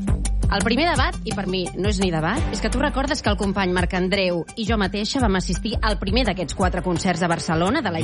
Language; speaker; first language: Catalan; native; Catalan